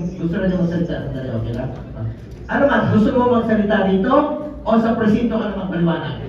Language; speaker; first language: Filipino; non-native, local second language; Cebuano